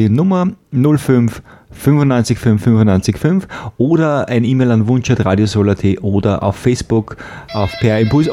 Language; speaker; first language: German; native; German